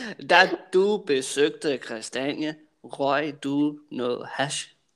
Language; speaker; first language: Danish; native; Danish